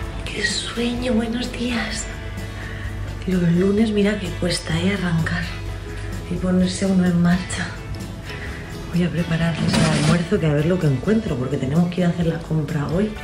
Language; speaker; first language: Spanish; native; Spanish